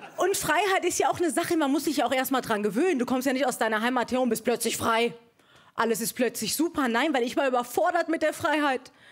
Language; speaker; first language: German; early bilingual, other home language; Persian